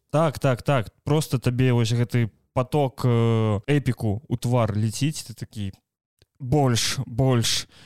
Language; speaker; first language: Belarusian; native; Belarusian